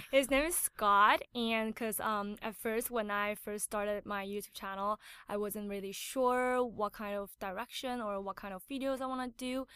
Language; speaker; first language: English; non-native, fluent; Chinese